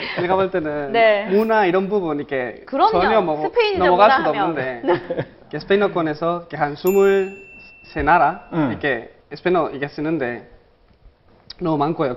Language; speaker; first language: Korean; non-native, learner; Spanish